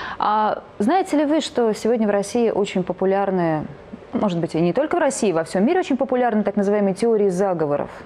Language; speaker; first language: Russian; native; Russian